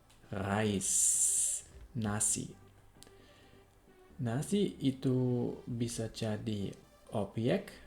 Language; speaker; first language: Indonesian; non-native, fluent; German